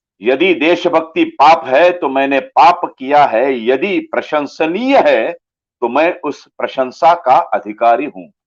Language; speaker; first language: Hindi; non-native, local second language; Marathi